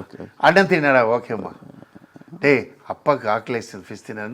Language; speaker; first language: Telugu; non-native, local second language; Tamil